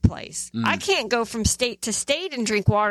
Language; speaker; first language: English; native; English